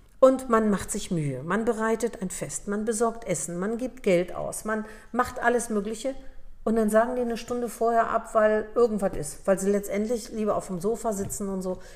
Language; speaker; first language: German; early bilingual, other home language; Polish